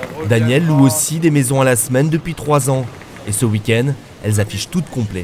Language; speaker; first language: French; native; French